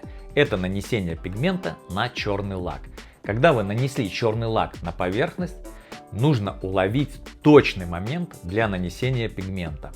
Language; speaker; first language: Russian; native; Russian